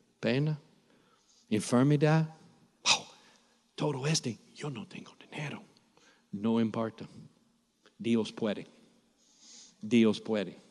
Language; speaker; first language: Spanish; non-native, learner; English